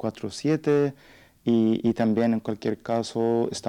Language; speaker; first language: Spanish; non-native, learner; Arabic